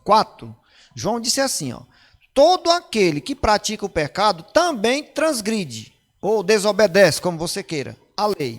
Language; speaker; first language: Portuguese; native; Portuguese